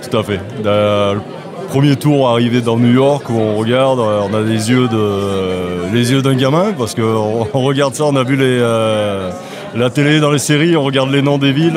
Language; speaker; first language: French; native; French